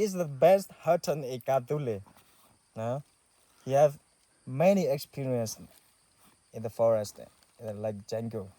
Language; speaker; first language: English; non-native, learner; S'gaw Karen